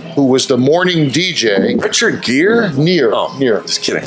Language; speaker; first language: English; native; English